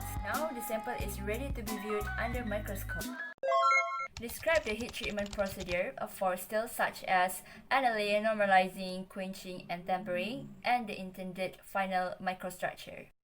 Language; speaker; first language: English; non-native, local second language; Malay